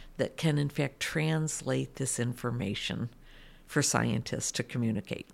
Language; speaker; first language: English; native; English